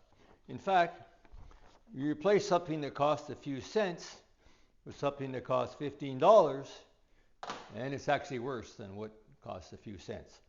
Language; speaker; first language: English; native; English